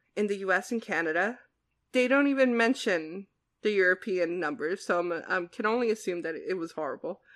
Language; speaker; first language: English; native; English